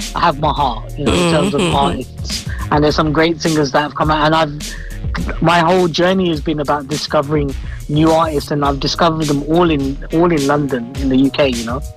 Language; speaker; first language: English; native; English